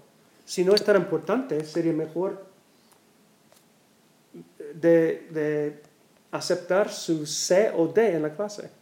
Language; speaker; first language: Spanish; non-native, learner; English